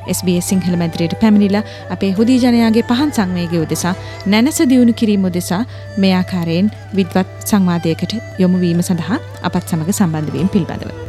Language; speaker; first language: Sinhala; native; Sinhala